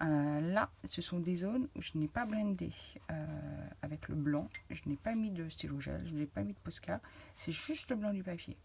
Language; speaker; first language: French; native; French